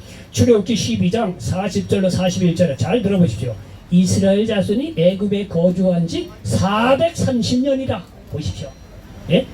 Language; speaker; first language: Korean; native; Korean